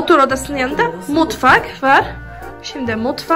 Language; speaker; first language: Turkish; non-native, learner; Polish